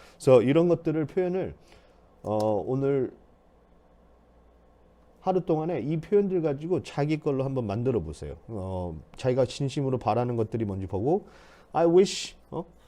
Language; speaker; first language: Korean; native; Korean